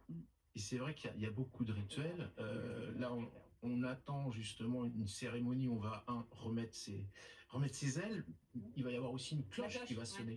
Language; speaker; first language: French; native; French